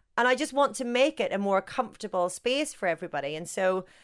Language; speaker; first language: English; native; English